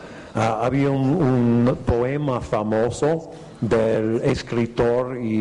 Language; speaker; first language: Spanish; non-native, fluent; English